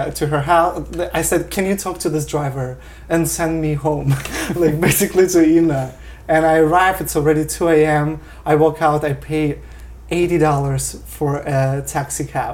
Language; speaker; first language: English; non-native, fluent; Russian